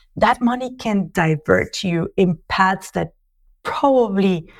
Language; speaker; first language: English; non-native, fluent; Spanish